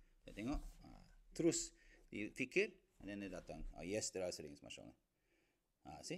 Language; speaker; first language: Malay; non-native, learner; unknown